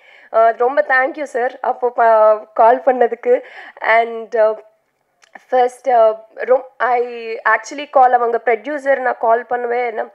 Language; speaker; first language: Tamil; non-native, learner; Telugu